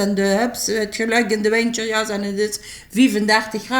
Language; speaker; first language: Dutch; native; Dutch